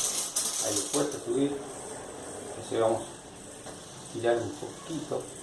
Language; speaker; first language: Spanish; native; Spanish